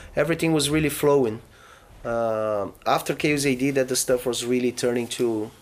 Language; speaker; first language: English; non-native, fluent; Portuguese